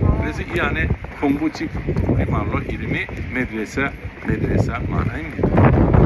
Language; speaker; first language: Korean; non-native, learner; Uzbek